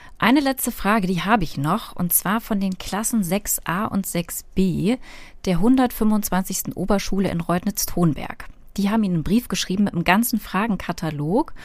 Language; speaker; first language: German; native; German